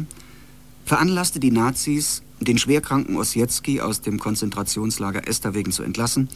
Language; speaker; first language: German; native; German